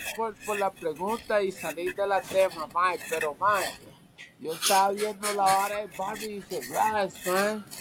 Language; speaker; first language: Spanish; early bilingual, heritage; Spanish